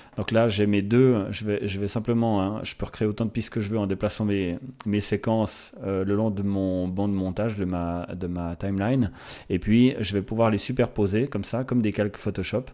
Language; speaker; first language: French; native; French